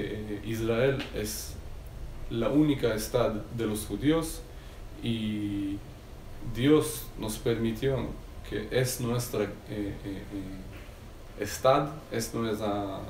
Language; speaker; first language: Spanish; non-native, learner; Hebrew